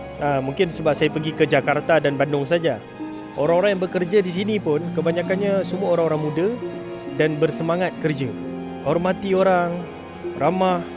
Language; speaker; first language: Malay; native; Malay